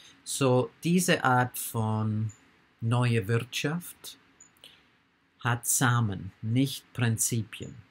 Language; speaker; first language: German; non-native, fluent; English